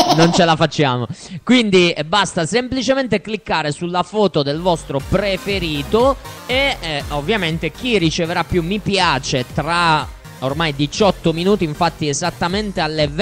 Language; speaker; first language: Italian; native; Italian